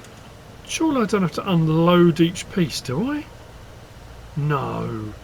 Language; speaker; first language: English; native; English